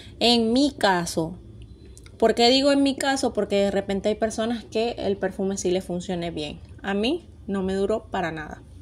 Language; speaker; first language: Spanish; native; Spanish